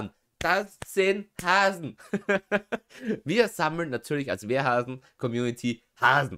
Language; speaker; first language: German; native; German